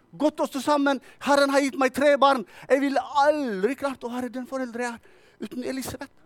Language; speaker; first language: Norwegian; non-native, fluent; Tigrinya